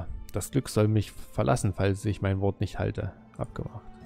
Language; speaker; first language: German; native; German